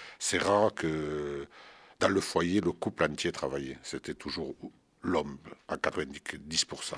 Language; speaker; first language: French; early bilingual, other home language; Arabic